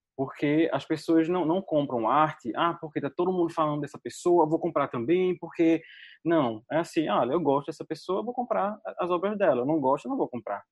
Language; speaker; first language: Portuguese; native; Portuguese